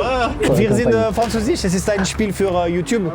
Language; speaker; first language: German; non-native, learner; French